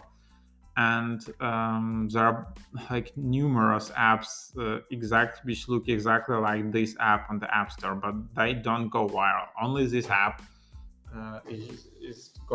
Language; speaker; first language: English; non-native, fluent; Ukrainian